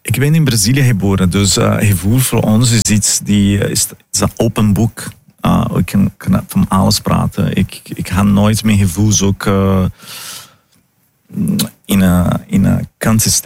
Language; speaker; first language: Dutch; non-native, fluent; Portuguese